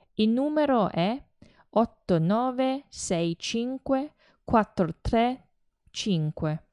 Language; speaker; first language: Italian; non-native, fluent; Chinese